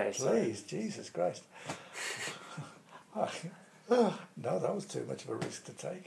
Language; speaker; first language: English; native; English